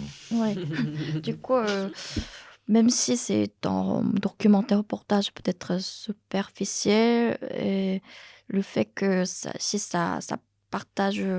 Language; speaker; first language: French; non-native, fluent; Korean